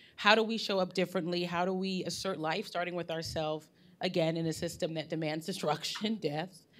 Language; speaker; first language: English; native; English